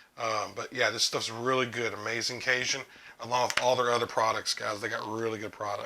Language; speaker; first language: English; native; English